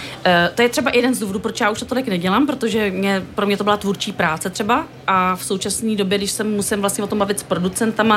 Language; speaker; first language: Czech; native; Czech